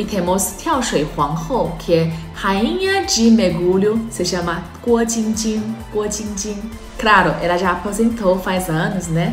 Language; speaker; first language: Portuguese; non-native, fluent; Chinese